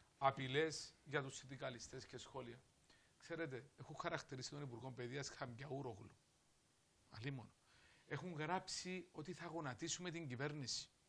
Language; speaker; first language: Greek; native; Greek